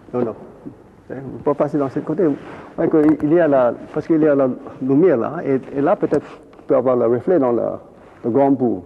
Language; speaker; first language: French; non-native, fluent; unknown